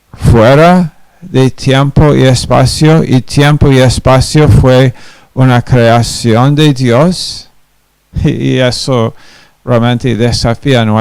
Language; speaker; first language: Spanish; non-native, fluent; English